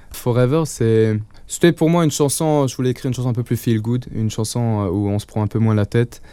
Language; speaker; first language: French; non-native, local second language; Luxembourgish